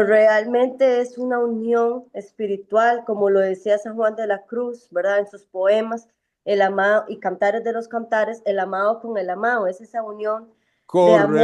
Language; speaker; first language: Spanish; native; Spanish